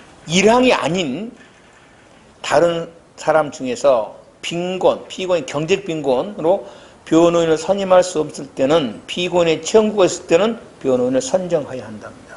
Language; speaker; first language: Korean; native; Korean